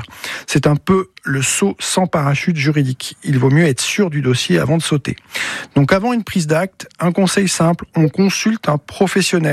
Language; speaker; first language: French; native; French